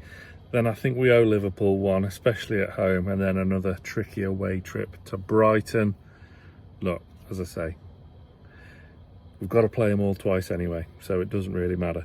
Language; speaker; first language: English; native; English